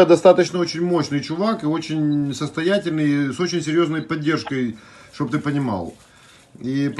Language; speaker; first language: Russian; native; Russian